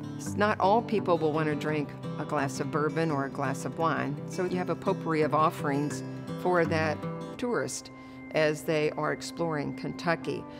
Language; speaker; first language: English; native; English